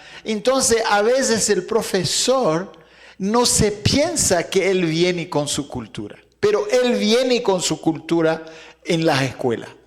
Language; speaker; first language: Spanish; non-native, fluent; Arabic